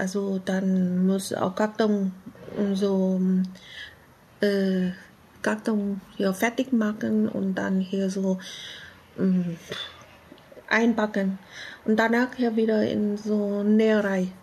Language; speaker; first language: German; non-native, learner; Vietnamese